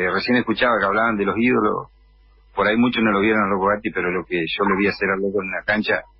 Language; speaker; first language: Spanish; native; Spanish